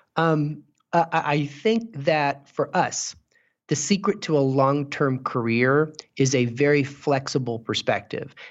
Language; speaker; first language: English; native; English